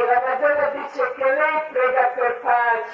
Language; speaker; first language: Italian; non-native, learner; Croatian